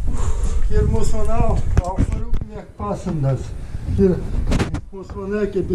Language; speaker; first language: German; non-native, fluent; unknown